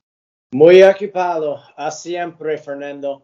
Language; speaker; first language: Spanish; early bilingual, heritage; English